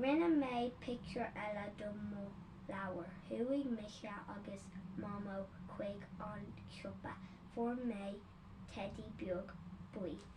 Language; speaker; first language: Irish; non-native, learner; English